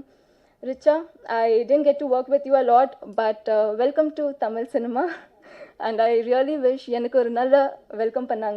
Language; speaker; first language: Tamil; non-native, fluent; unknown